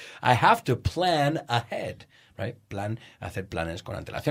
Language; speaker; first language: Spanish; non-native, fluent; English